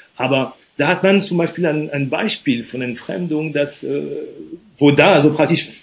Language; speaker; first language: German; non-native, fluent; French